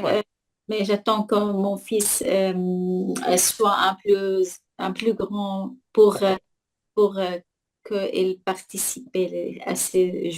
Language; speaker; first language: French; non-native, learner; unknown